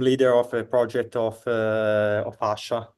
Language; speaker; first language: English; non-native, fluent; Italian